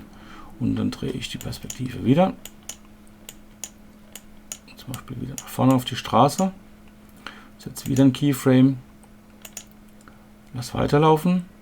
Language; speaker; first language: German; native; German